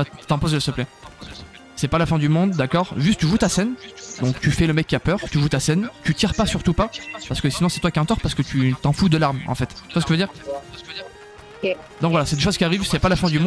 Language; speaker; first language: French; native; French